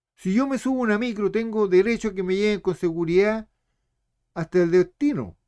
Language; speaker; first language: Spanish; native; Spanish